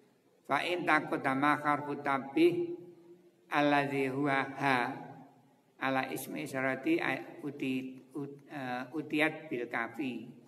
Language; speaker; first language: Arabic; non-native, fluent; Indonesian